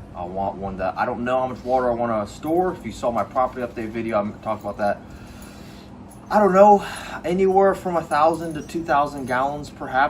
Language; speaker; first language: English; native; English